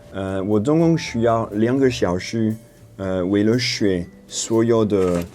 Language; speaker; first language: Chinese; non-native, fluent; French